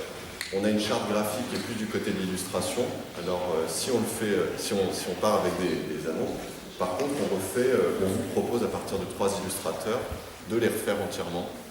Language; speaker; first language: French; native; French